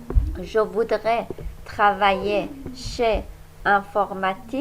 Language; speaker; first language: French; non-native, fluent; Persian